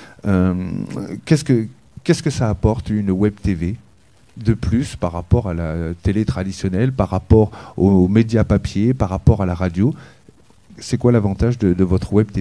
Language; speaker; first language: French; native; French